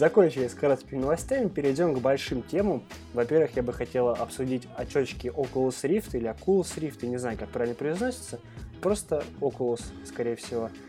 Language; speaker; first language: Russian; native; Russian